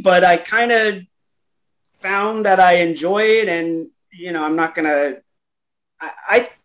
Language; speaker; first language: English; native; English